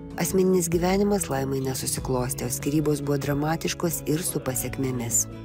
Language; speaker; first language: Lithuanian; native; Lithuanian